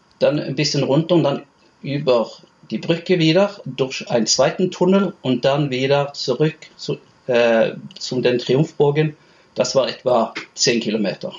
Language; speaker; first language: German; non-native, fluent; Norwegian